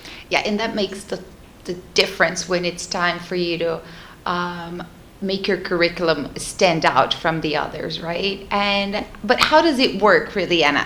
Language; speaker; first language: English; non-native, fluent; Portuguese